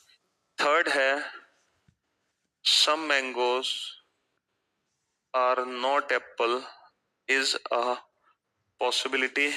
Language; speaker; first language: English; non-native, local second language; Hindi